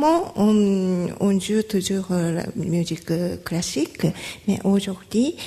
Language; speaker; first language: French; non-native, learner; Japanese